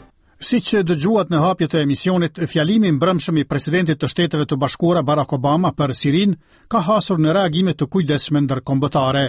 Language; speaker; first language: Albanian; native; Albanian